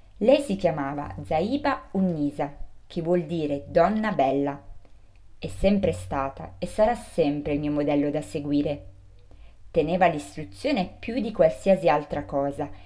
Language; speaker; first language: Italian; early bilingual, other home language; Urdu